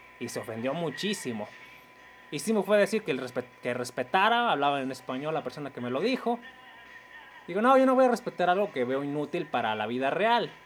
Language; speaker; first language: Spanish; native; Spanish